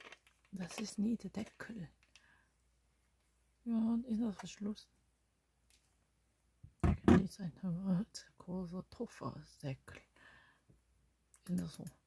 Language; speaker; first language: German; non-native, learner; Korean